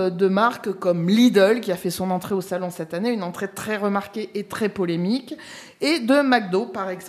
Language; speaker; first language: French; native; French